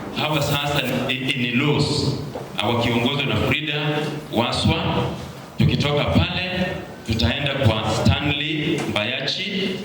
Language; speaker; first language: Swahili; native; Swahili